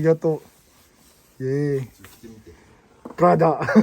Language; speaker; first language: Japanese; non-native, learner; Filipino